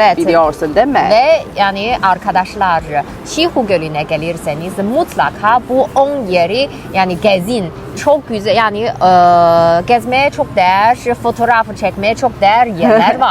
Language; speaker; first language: Turkish; non-native, fluent; Chinese